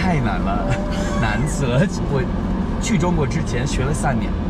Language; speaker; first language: Chinese; non-native, learner; English